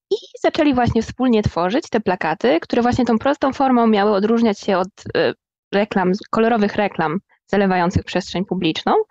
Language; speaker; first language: Polish; native; Polish